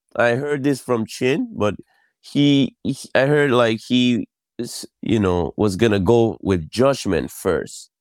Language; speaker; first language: English; non-native, fluent; Japanese